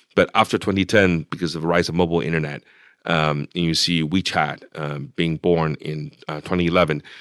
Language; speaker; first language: English; non-native, fluent; Chinese